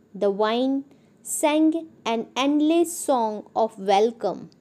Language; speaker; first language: English; non-native, local second language; Gujarati